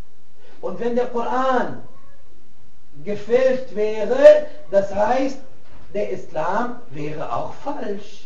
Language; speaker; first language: German; non-native, fluent; Arabic